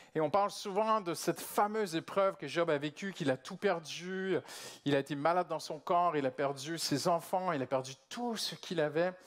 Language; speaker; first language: French; native; French